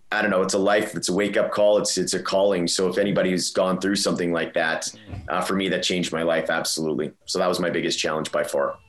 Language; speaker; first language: English; native; English